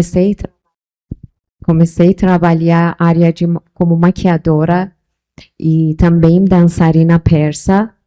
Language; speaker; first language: Portuguese; non-native, local second language; Persian